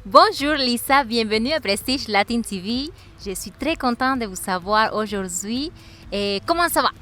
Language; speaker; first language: French; non-native, fluent; Spanish